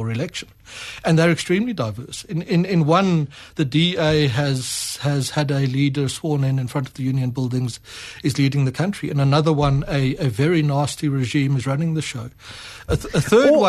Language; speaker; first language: English; native; English